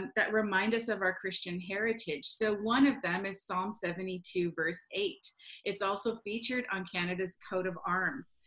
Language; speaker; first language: English; native; English